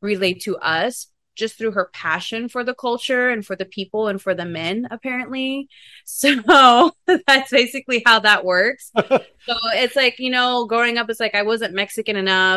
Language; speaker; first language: English; native; English